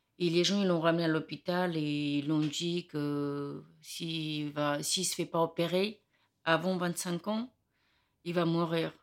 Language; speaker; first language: French; non-native, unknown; Romany